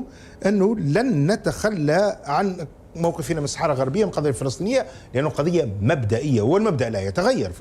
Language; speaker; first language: Arabic; native; Arabic